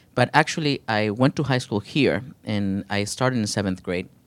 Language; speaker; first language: English; early bilingual, other home language; Spanish